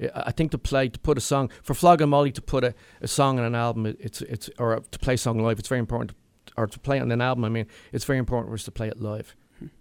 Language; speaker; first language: English; native; English